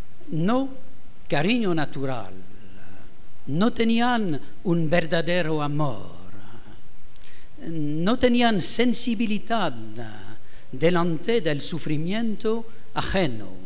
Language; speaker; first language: Spanish; non-native, fluent; French